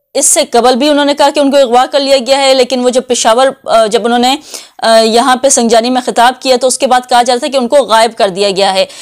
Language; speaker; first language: Urdu; native; Urdu